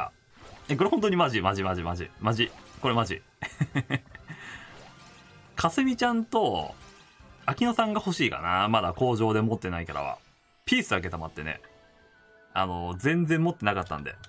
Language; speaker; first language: Japanese; native; Japanese